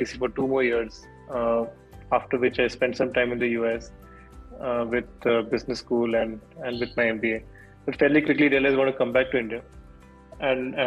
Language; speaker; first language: English; non-native, local second language; Odia